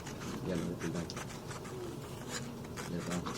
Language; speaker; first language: Spanish; native; Spanish